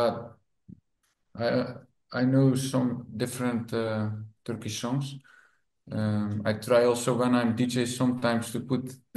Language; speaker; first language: English; non-native, fluent; Dutch